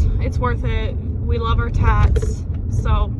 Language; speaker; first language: English; native; English